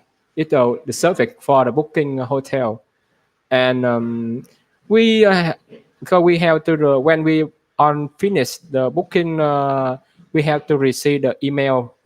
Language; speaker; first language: English; non-native, learner; Vietnamese